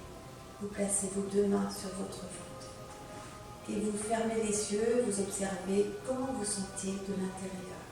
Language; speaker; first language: French; native; French